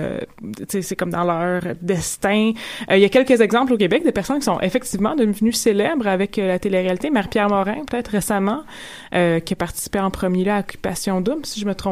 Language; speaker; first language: French; native; French